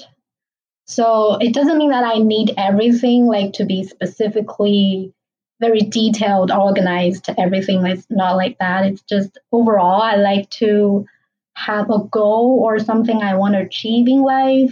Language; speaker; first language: English; non-native, fluent; Chinese